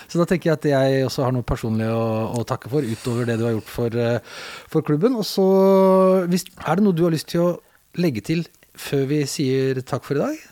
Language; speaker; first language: Norwegian; native; Norwegian